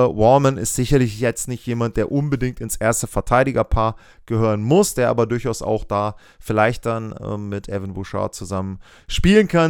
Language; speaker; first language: German; native; German